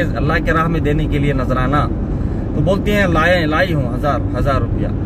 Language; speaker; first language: Hindi; native; Hindi